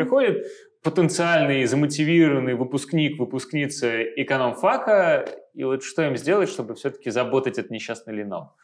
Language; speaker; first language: Russian; native; Russian